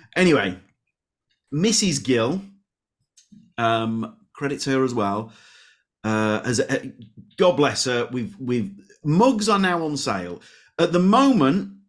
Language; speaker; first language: English; native; English